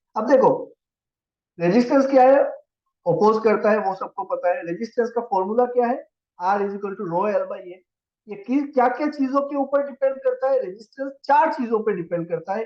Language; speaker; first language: Hindi; non-native, local second language; Assamese